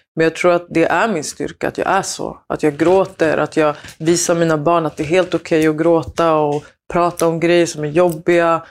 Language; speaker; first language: Swedish; early bilingual, other home language; Spanish